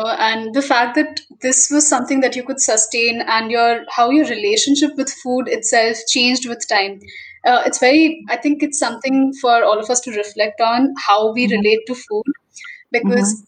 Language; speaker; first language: English; non-native, local second language; Bangla